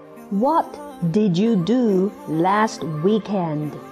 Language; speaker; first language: English; non-native, fluent; Chinese